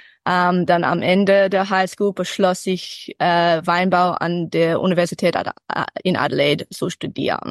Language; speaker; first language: German; early bilingual, heritage; English